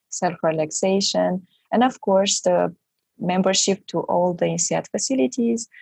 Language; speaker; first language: English; non-native, fluent; Romanian